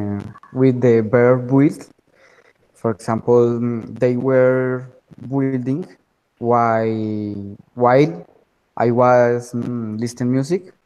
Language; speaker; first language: English; non-native, learner; Spanish